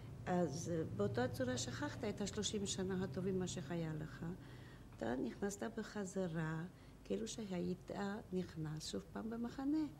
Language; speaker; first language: Hebrew; non-native, fluent; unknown